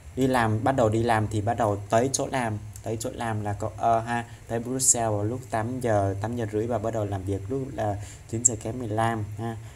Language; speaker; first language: Vietnamese; non-native, local second language; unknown